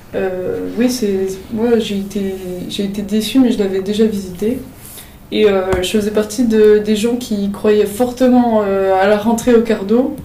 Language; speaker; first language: French; native; French